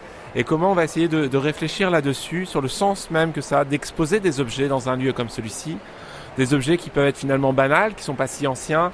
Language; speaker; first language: French; native; French